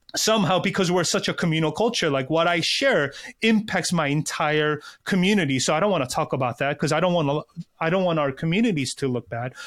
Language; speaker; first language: English; early bilingual, other home language; Korean